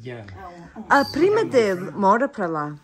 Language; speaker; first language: Portuguese; early bilingual, heritage; Portuguese